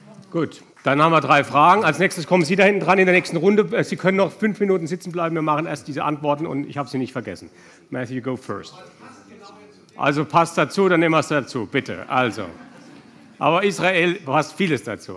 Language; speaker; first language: German; native; German